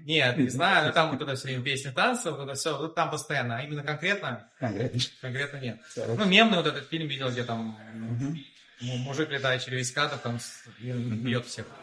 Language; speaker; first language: Russian; native; Russian